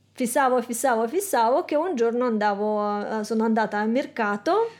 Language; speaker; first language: Italian; non-native, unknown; Russian